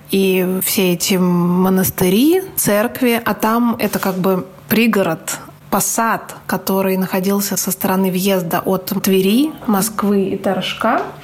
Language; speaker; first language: Russian; native; Russian